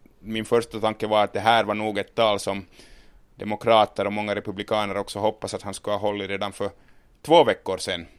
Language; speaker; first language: Swedish; native; Swedish